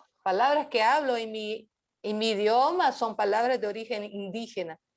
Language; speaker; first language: Spanish; non-native, fluent; Portuguese